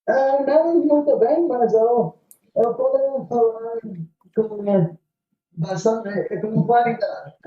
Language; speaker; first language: Portuguese; non-native, learner; Spanish